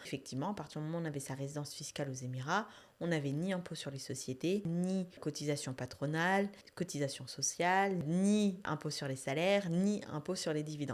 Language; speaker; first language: French; native; French